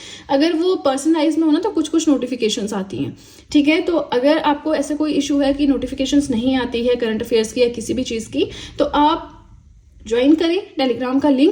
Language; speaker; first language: Hindi; native; Hindi